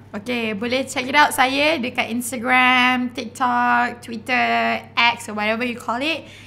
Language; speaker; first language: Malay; native; Malay